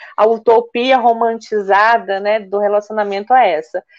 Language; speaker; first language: Portuguese; native; Portuguese